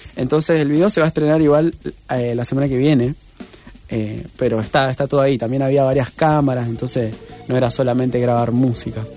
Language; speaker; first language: Spanish; native; Spanish